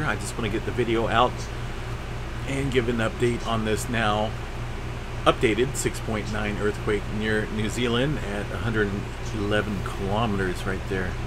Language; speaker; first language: English; native; English